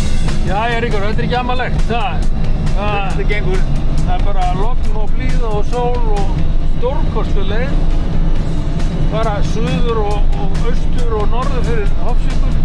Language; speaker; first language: Icelandic; native; Icelandic